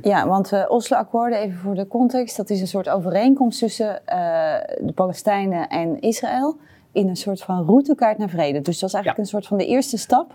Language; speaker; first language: Dutch; native; Dutch